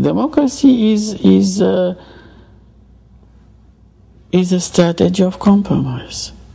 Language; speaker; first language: English; non-native, fluent; Romanian